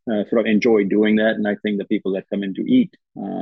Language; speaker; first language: English; non-native, local second language; Gujarati